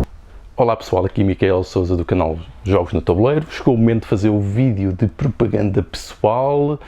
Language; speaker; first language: Portuguese; native; Portuguese